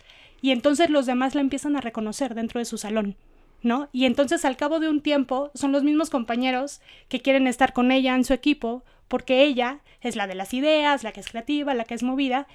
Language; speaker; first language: Spanish; native; Spanish